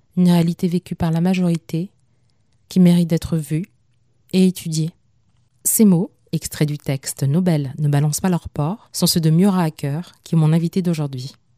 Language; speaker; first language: French; non-native, local second language; Malagasy